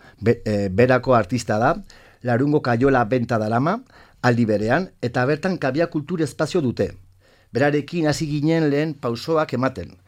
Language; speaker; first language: Basque; non-native, local second language; Spanish